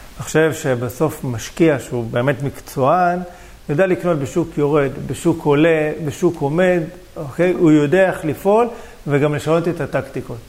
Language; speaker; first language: Hebrew; native; Hebrew